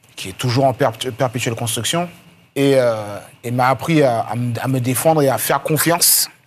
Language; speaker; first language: French; native; French